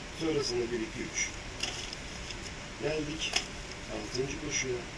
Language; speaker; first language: Turkish; native; Turkish